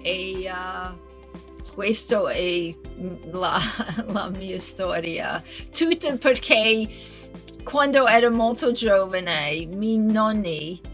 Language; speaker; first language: Italian; non-native, learner; English